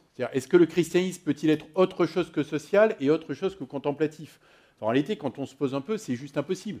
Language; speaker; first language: French; native; French